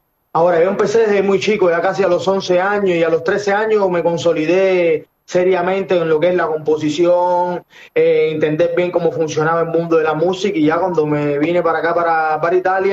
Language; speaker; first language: Spanish; native; Spanish